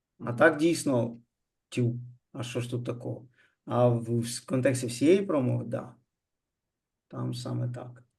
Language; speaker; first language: Ukrainian; non-native, local second language; Russian